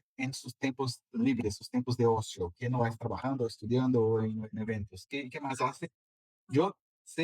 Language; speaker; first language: Spanish; non-native, fluent; Portuguese